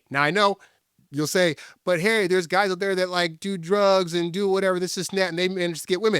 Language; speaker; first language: English; native; English